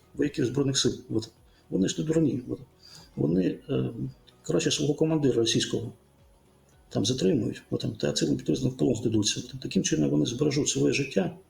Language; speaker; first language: Ukrainian; native; Ukrainian